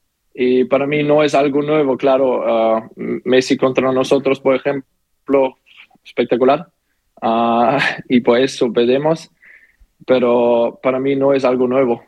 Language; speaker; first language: Spanish; non-native, learner; German